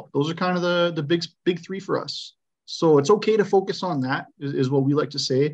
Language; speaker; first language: English; native; English